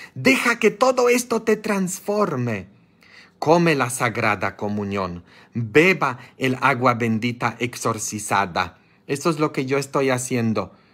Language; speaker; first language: Spanish; non-native, fluent; Polish